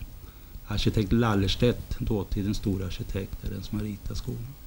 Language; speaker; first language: Swedish; native; Swedish